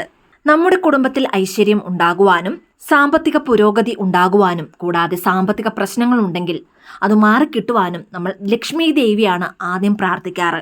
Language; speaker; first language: Malayalam; native; Malayalam